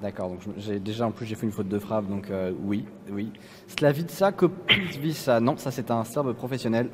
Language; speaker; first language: French; native; French